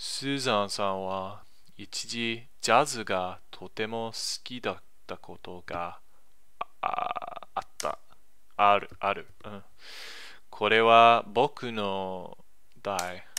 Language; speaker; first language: Japanese; non-native, learner; English